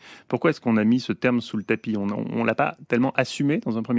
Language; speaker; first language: French; native; French